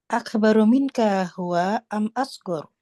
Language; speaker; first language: Arabic; non-native, learner; Indonesian